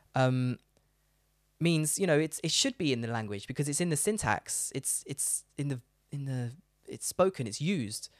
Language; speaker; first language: English; native; English